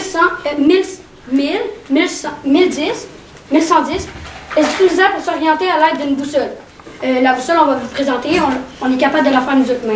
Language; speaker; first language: French; native; French